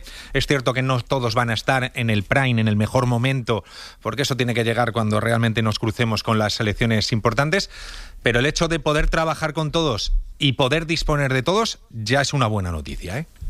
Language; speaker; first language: Spanish; native; Spanish